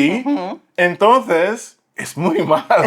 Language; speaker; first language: Spanish; non-native, learner; English